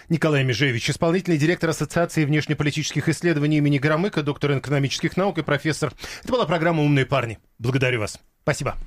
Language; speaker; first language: Russian; native; Russian